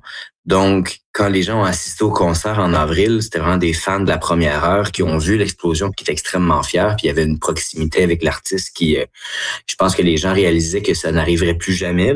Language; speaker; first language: French; native; French